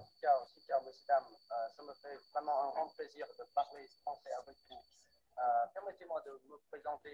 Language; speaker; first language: French; non-native, fluent; Vietnamese